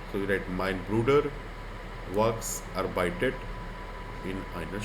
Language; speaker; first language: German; non-native, fluent; Hindi